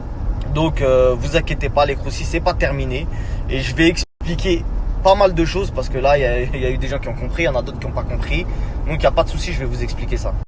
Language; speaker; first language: French; native; French